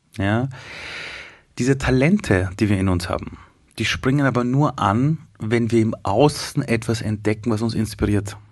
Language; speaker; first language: German; early bilingual, other home language; Persian